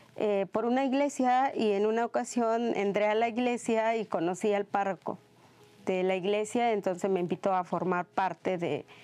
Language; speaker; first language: Spanish; non-native, local second language; Mixtepec Mixtec